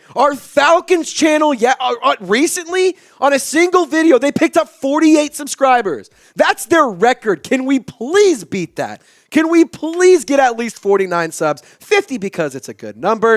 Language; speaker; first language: English; native; English